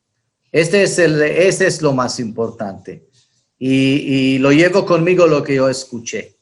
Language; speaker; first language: Spanish; non-native, fluent; Hebrew